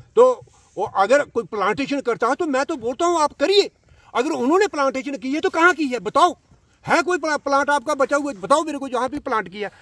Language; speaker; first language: Hindi; native; Hindi